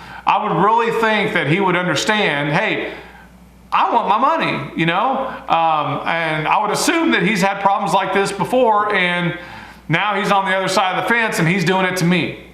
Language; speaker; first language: English; native; English